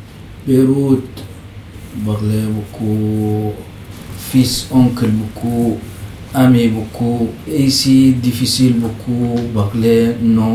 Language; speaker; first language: French; non-native, learner; Arabic